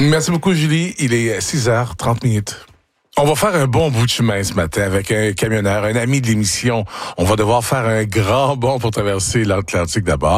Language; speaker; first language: French; native; French